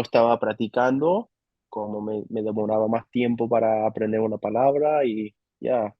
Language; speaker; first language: Spanish; non-native, fluent; English